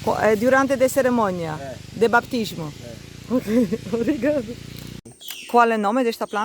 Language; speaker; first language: Portuguese; non-native, learner; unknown